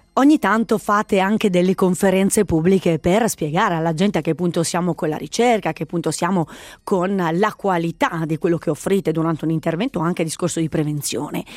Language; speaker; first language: Italian; native; Italian